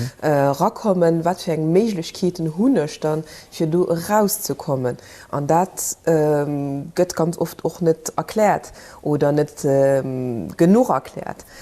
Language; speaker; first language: Luxembourgish; early bilingual, other home language; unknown